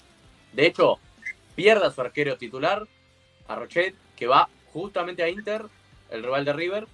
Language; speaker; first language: Spanish; native; Spanish